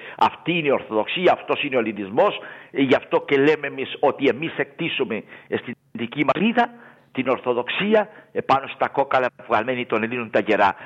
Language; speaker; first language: Greek; non-native, fluent; Spanish